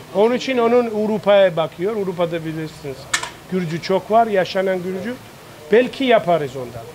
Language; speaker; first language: Turkish; non-native, learner; Georgian